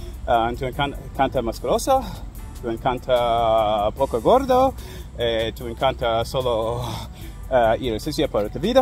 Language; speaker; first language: Spanish; non-native, learner; English